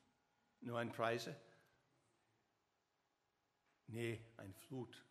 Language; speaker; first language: German; non-native, learner; English